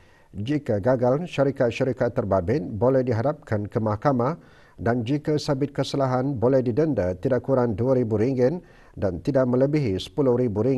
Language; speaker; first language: Malay; native; Malay